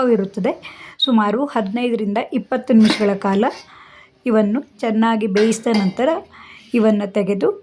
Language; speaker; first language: Kannada; non-native, local second language; Konkani